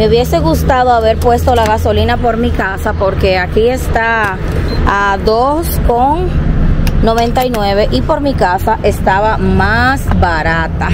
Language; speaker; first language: Spanish; native; Spanish